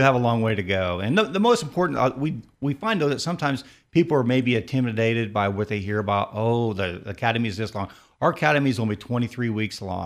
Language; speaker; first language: English; native; English